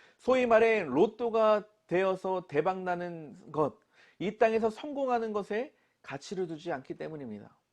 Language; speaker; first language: Korean; native; Korean